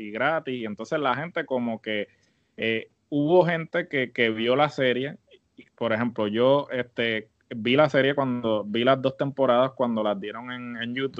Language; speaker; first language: Spanish; native; Spanish